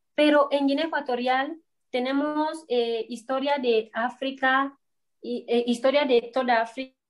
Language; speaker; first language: Spanish; non-native, local second language; Fang